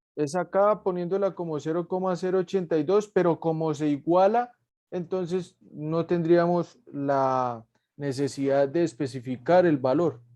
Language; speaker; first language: Spanish; native; Spanish